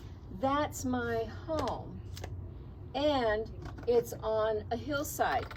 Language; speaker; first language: English; native; English